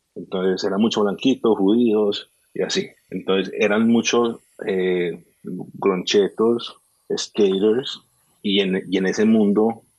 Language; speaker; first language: Spanish; native; Spanish